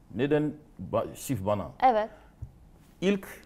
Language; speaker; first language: Turkish; non-native, learner; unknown